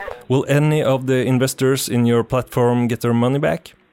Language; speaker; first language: English; non-native, fluent; Norwegian